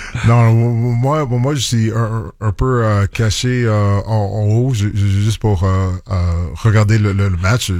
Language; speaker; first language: French; non-native, local second language; English